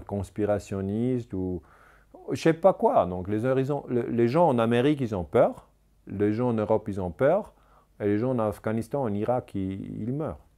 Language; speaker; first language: French; non-native, local second language; German